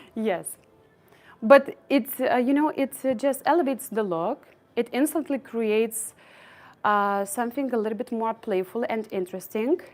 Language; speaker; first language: English; non-native, fluent; Lithuanian